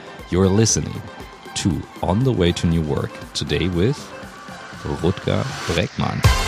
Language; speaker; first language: English; non-native, fluent; German